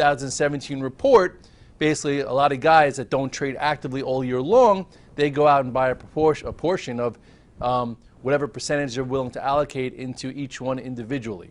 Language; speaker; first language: English; native; English